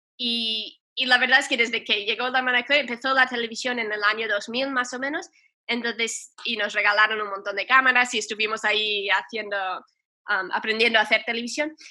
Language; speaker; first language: Spanish; non-native, fluent; English